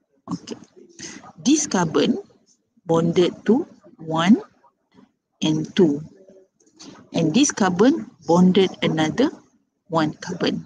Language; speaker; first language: English; non-native, local second language; Malay